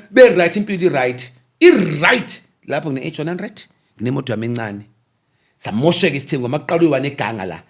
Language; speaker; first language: Zulu; non-native, local second language; Xhosa